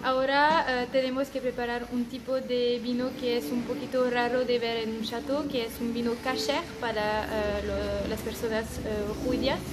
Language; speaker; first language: Spanish; non-native, fluent; French